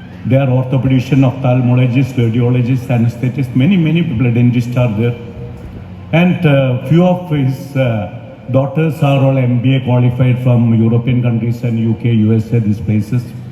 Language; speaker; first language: English; non-native, local second language; Malayalam